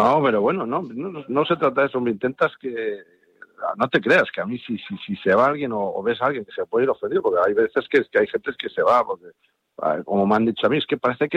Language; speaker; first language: Spanish; native; Spanish